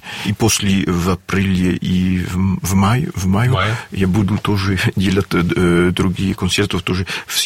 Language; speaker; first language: Russian; non-native, learner; French